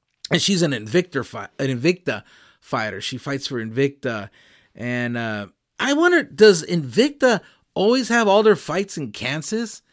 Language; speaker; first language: English; early bilingual, other home language; Spanish